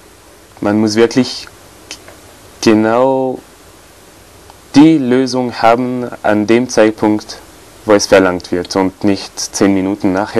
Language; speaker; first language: German; non-native, fluent; French